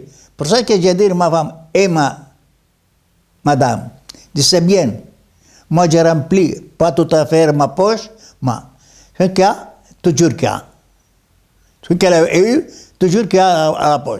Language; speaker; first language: French; non-native, learner; Greek